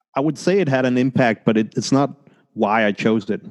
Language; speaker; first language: English; early bilingual, other home language; Spanish